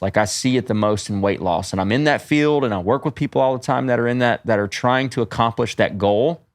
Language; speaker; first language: English; native; English